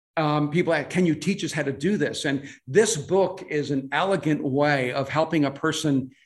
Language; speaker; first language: English; non-native, fluent; Spanish